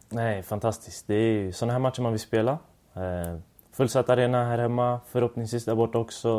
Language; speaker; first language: Swedish; early bilingual, other home language; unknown